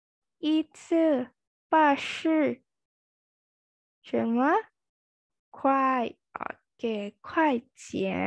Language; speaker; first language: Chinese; non-native, fluent; Indonesian